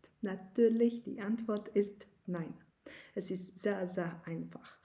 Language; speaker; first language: German; non-native, learner; Polish